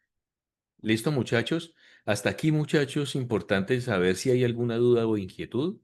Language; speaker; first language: Spanish; native; Spanish